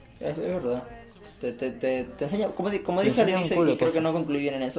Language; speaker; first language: Spanish; native; Spanish